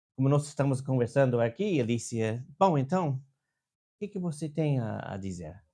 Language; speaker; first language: Portuguese; non-native, fluent; English